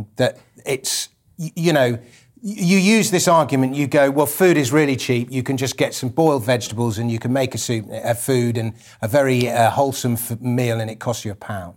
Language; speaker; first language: English; native; English